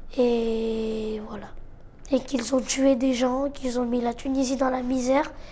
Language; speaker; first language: French; non-native, local second language; Arabic